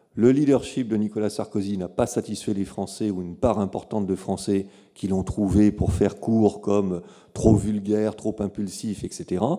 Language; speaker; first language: French; native; French